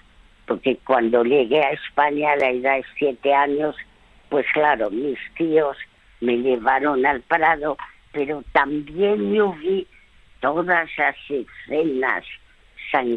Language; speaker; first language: Spanish; early bilingual, other home language; French